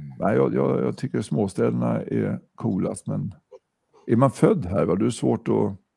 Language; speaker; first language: Swedish; native; Swedish